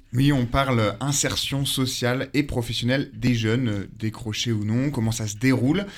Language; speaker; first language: French; native; French